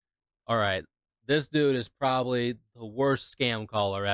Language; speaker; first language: English; native; English